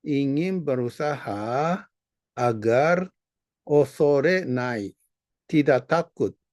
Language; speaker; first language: Indonesian; non-native, learner; Japanese